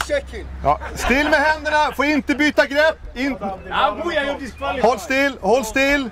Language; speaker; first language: Swedish; native; Swedish